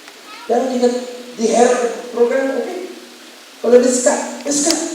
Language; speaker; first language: Malay; native; Malay